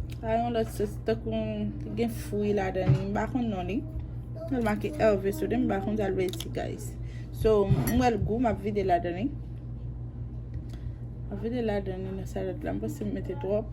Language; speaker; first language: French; non-native, learner; Haitian Creole